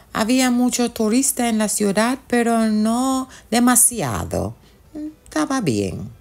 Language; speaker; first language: Spanish; non-native, fluent; English